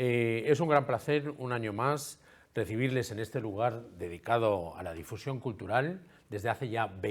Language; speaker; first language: Spanish; native; Spanish